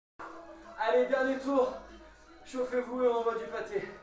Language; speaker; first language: French; native; French